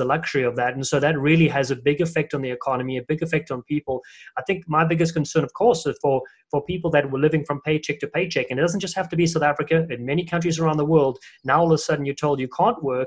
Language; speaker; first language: English; native; English